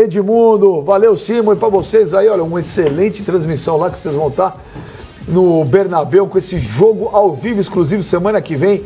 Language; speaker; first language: Portuguese; native; Portuguese